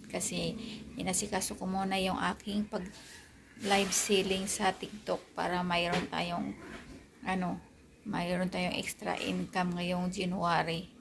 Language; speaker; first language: Filipino; non-native, local second language; Aklanon